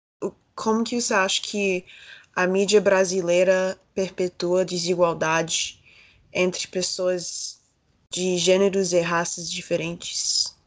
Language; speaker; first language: Portuguese; early bilingual, heritage; Portuguese